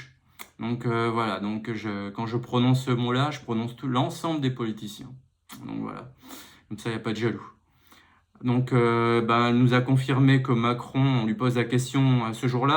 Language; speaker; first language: French; native; French